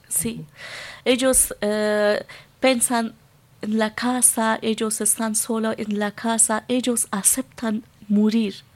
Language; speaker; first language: Spanish; non-native, learner; Persian